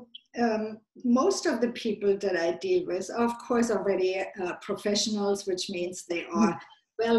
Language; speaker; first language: English; non-native, fluent; German